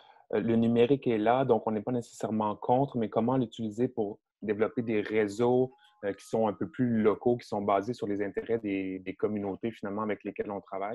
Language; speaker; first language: French; native; French